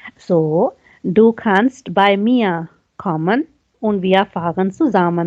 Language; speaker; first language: German; non-native, fluent; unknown